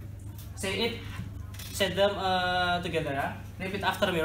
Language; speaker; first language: English; non-native, learner; Indonesian